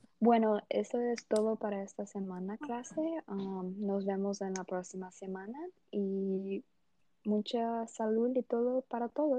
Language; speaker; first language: Spanish; early bilingual, heritage; Portuguese